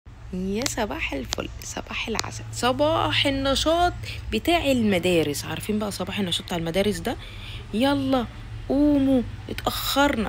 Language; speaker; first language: Arabic; native; Arabic